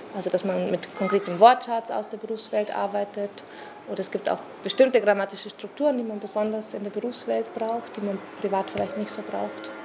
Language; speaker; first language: German; native; German